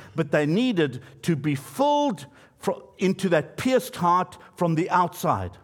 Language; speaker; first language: English; native; English